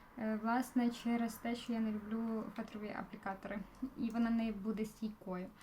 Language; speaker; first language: Ukrainian; non-native, local second language; Russian